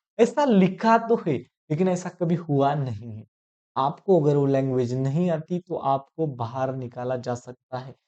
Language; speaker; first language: Hindi; non-native, local second language; Marathi